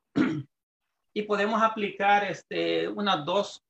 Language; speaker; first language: Spanish; native; Spanish